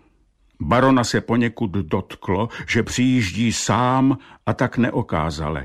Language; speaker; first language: Czech; native; Czech